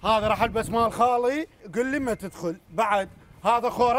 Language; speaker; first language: Arabic; native; Arabic